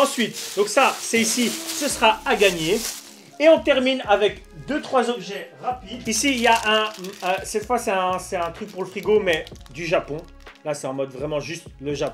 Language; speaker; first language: French; native; French